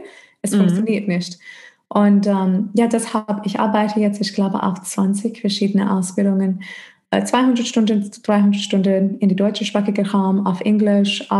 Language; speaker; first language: German; non-native, fluent; English